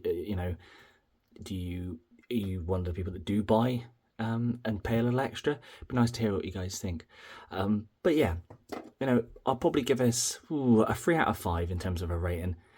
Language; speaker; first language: English; native; English